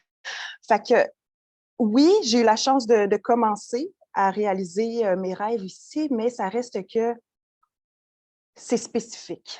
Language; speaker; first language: French; native; French